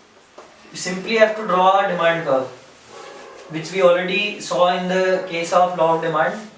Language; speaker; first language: English; non-native, local second language; Hindi